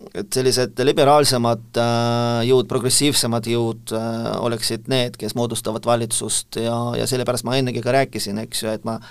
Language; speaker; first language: Estonian; non-native, local second language; Russian